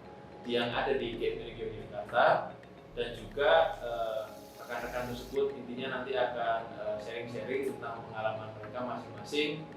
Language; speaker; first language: Indonesian; native; Indonesian